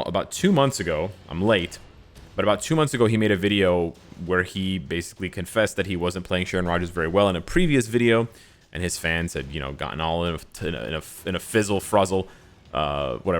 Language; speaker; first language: English; native; English